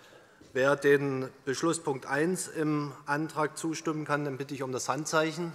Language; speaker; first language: German; native; German